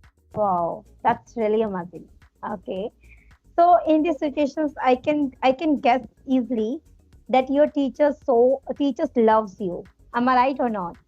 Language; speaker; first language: English; non-native, learner; Hindi